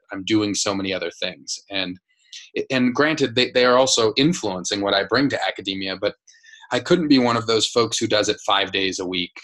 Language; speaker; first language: English; native; English